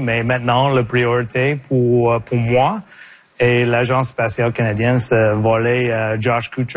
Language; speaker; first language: French; non-native, local second language; English